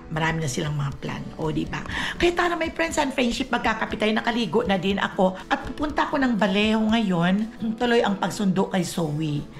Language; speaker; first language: Filipino; non-native, local second language; Cebuano